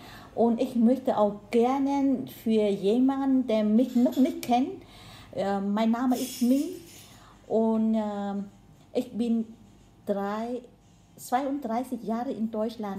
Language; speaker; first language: German; non-native, learner; Vietnamese